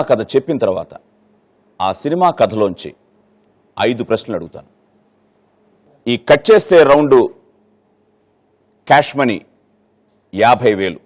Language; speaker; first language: Telugu; native; Telugu